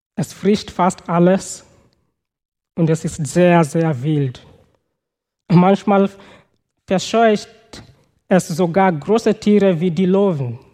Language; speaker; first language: German; non-native, fluent; Swahili